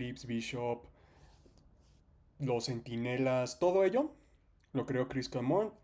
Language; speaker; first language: Spanish; native; Spanish